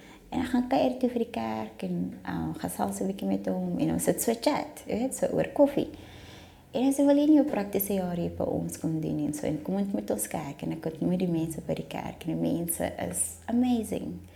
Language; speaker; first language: Afrikaans; non-native, local second language; South Ndebele